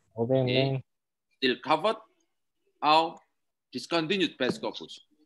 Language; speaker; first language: English; non-native, learner; Indonesian